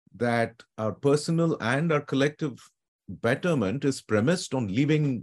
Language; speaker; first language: English; non-native, local second language; Telugu